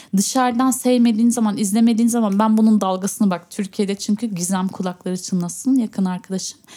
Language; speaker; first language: Turkish; early bilingual, heritage; Turkish